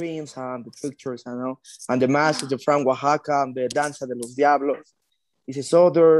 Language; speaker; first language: English; non-native, learner; Spanish